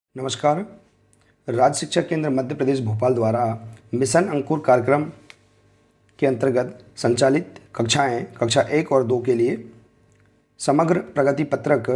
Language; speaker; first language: Hindi; native; Hindi